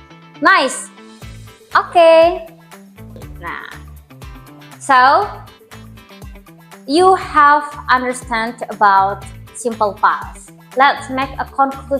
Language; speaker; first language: English; non-native, learner; Indonesian